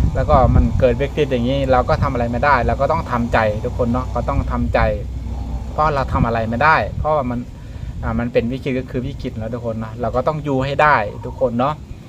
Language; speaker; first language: Thai; native; Thai